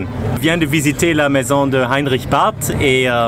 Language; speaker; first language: French; non-native, fluent; German